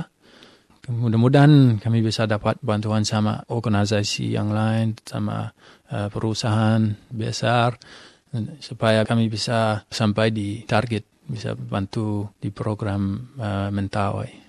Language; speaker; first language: Indonesian; non-native, fluent; English